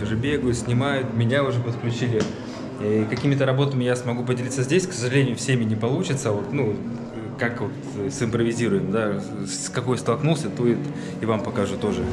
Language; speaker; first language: Russian; native; Russian